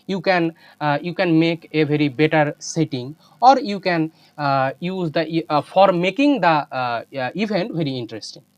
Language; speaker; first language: English; non-native, local second language; Bangla